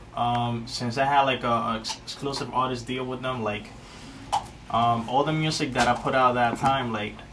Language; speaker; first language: English; native; English